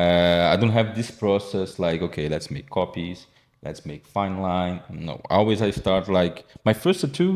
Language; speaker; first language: English; non-native, fluent; Portuguese